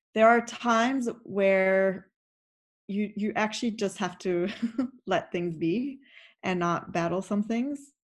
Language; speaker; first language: English; native; English